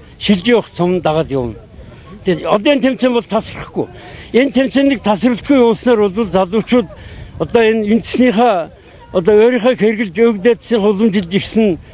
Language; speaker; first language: Mongolian; native; Mongolian